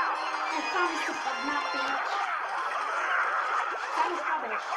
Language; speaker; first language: Bulgarian; native; Bulgarian